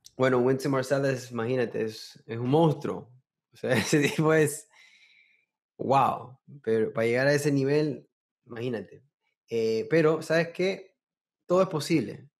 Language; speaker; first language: Spanish; early bilingual, heritage; Spanish